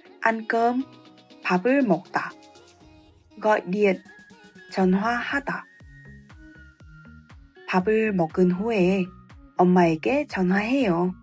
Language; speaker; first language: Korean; non-native, fluent; Vietnamese